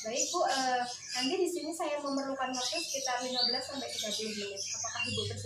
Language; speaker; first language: Indonesian; native; Indonesian